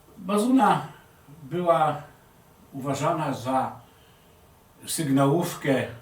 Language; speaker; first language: Polish; native; Polish